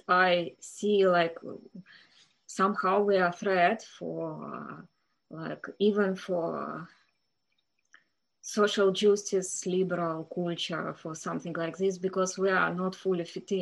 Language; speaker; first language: English; non-native, fluent; Ukrainian